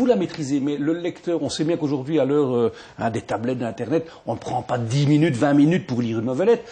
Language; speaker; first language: French; native; French